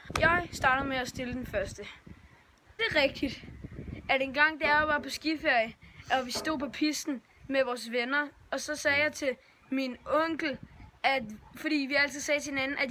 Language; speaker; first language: Danish; native; Danish